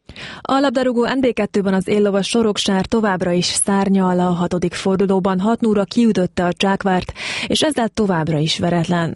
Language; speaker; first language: Hungarian; native; Hungarian